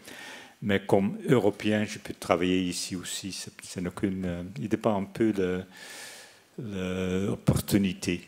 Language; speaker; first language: French; non-native, fluent; Dutch